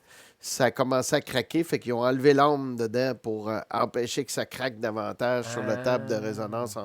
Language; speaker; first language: French; native; French